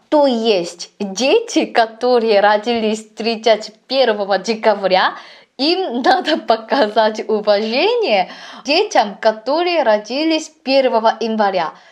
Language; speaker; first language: Russian; non-native, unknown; Korean